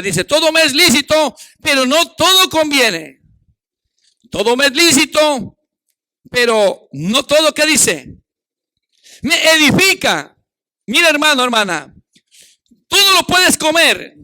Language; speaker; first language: Spanish; native; Spanish